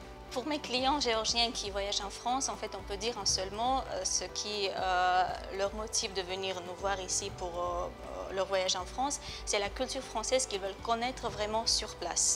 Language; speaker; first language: French; non-native, fluent; Georgian